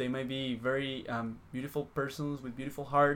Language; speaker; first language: English; non-native, fluent; Spanish